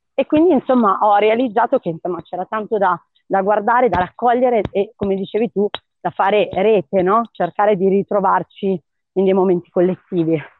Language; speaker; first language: Italian; early bilingual, other home language; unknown